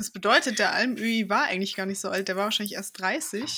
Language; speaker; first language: German; native; German